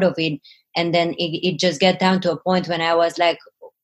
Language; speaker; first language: English; non-native, fluent; Hungarian